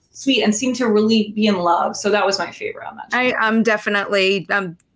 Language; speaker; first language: English; native; English